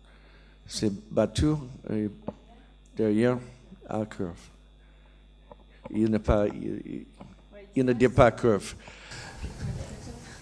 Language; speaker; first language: French; non-native, learner; English